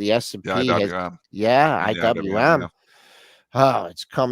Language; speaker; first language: English; native; English